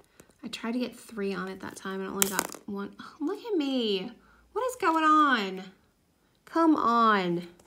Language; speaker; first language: English; native; English